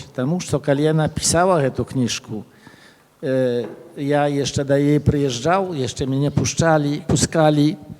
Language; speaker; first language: Polish; early bilingual, other home language; Belarusian